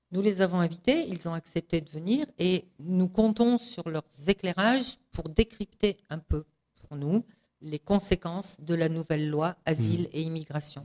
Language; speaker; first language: French; native; French